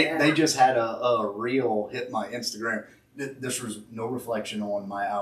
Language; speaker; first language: English; native; English